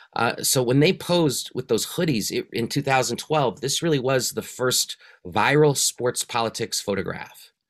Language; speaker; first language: English; native; English